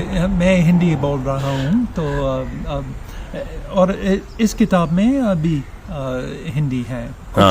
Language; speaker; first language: Hindi; non-native, learner; English